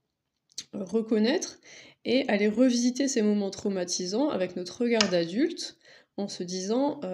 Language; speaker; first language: French; native; French